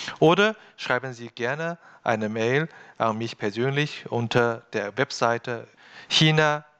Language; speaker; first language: German; non-native, fluent; Chinese